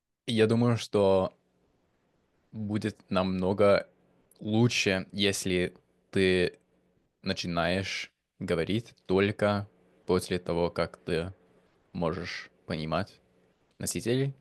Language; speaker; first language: Russian; non-native, fluent; English